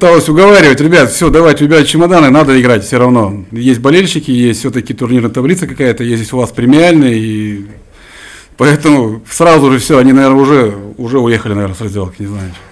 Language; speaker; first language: Russian; native; Russian